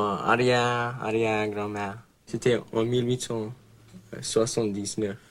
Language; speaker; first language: French; non-native, local second language; English